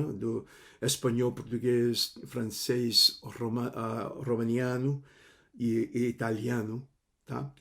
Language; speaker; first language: Portuguese; non-native, fluent; Cantonese